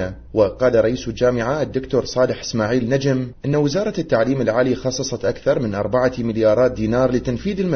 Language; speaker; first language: Arabic; native; Arabic